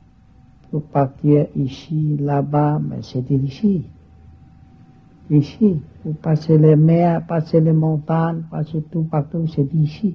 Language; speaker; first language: French; non-native, learner; Vietnamese